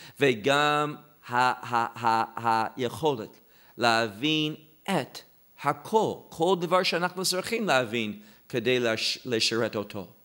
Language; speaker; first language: Hebrew; non-native, fluent; English